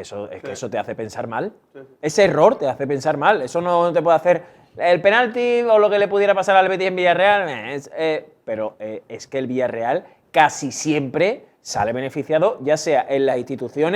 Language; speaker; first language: Spanish; native; Spanish